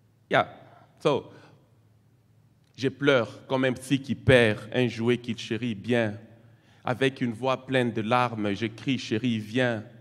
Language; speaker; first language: French; non-native, local second language; Swahili